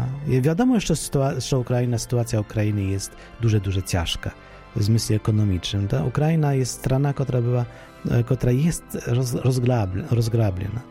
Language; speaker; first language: Polish; non-native, fluent; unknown